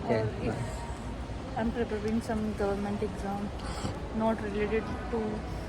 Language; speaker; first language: English; non-native, learner; Hindi